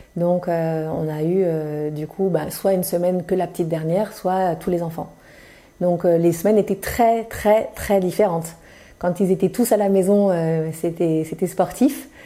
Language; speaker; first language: French; native; French